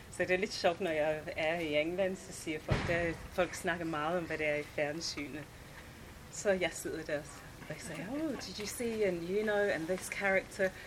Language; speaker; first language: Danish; non-native, fluent; English